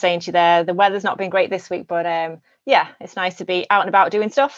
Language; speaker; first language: English; native; English